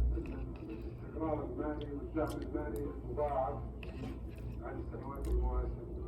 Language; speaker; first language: Arabic; native; Arabic